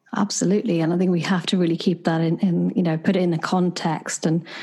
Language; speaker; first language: English; non-native, fluent; Swedish